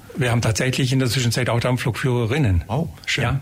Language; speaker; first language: German; native; German